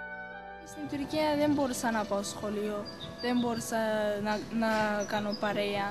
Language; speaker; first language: Greek; non-native, local second language; Turkish